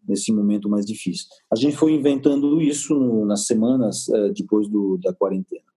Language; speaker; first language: Portuguese; non-native, fluent; French